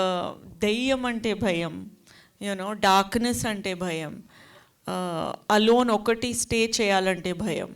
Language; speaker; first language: Telugu; non-native, fluent; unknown